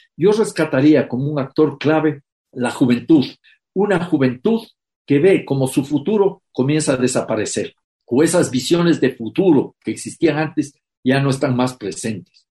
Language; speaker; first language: Spanish; native; Spanish